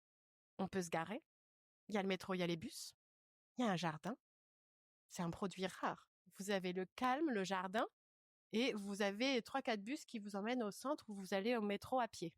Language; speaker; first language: French; native; French